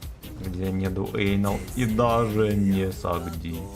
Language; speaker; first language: Russian; native; Russian